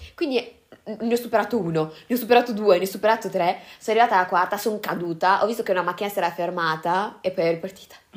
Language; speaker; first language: Italian; early bilingual, other home language; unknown